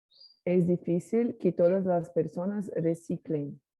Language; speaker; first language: Spanish; non-native, learner; Portuguese